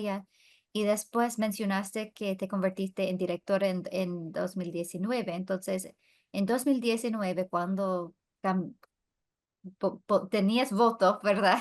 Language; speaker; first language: Spanish; non-native, fluent; English